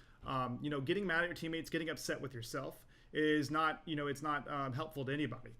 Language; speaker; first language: English; native; English